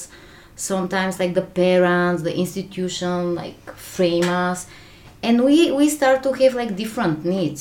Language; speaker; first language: English; non-native, fluent; Bulgarian